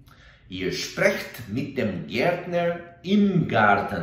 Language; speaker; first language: German; non-native, fluent; Portuguese